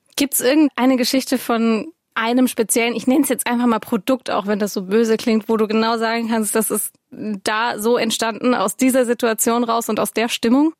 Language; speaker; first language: German; native; German